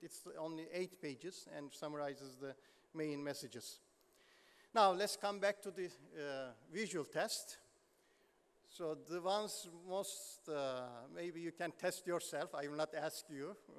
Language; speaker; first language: English; non-native, fluent; Turkish